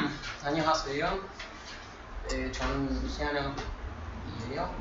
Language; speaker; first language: Korean; non-native, learner; Spanish